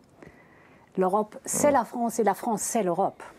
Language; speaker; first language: French; non-native, fluent; German